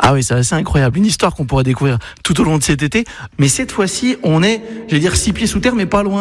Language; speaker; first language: French; native; French